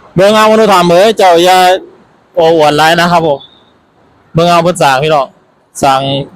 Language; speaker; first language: Thai; native; Thai